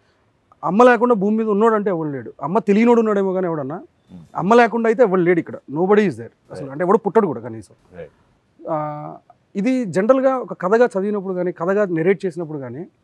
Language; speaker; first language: Telugu; native; Telugu